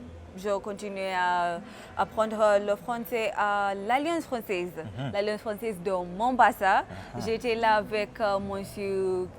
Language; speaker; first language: French; non-native, fluent; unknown